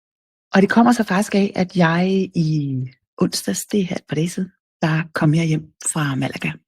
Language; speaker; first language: Danish; native; Danish